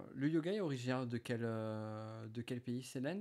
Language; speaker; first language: French; native; French